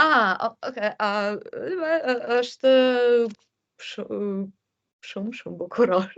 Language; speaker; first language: Albanian; non-native, learner; English